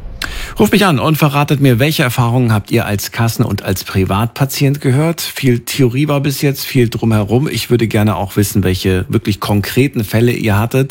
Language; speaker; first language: German; native; German